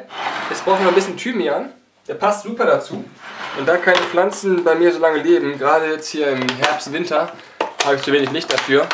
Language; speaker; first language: German; native; German